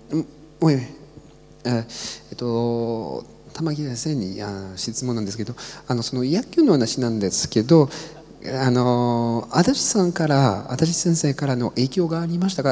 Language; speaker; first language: Japanese; non-native, learner; French